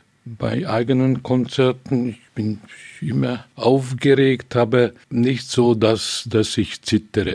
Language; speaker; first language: German; non-native, fluent; Hungarian